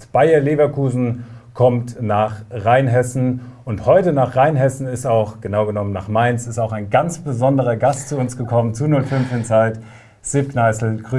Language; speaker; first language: German; native; German